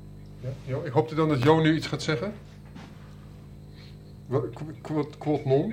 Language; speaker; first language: Dutch; native; Dutch